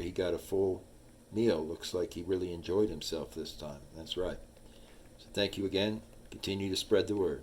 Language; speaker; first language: English; native; English